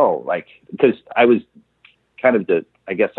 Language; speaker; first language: English; native; English